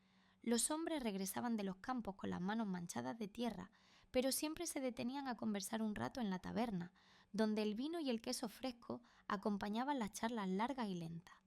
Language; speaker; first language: Spanish; native; Spanish